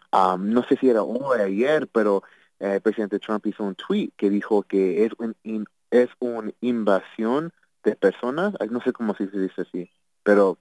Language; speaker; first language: Spanish; early bilingual, heritage; Spanish